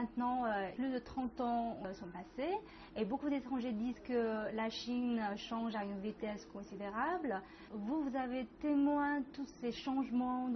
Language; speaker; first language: French; non-native, fluent; Chinese